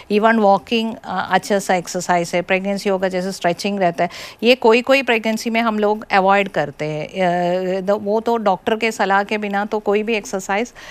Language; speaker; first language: Hindi; non-native, local second language; Malayalam